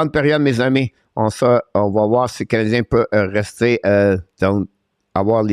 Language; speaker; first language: French; native; French